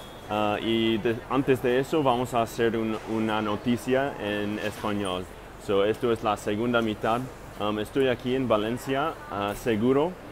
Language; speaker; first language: Spanish; non-native, fluent; English